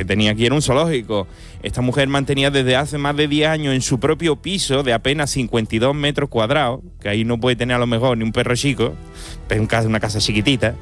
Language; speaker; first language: Spanish; native; Spanish